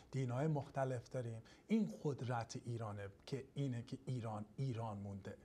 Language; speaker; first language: Persian; early bilingual, other home language; English